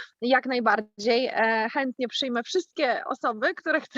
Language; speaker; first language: Polish; native; Polish